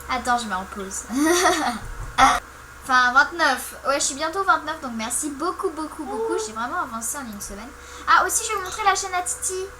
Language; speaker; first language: French; native; French